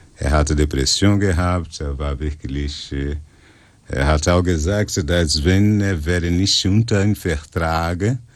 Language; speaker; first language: German; non-native, learner; Portuguese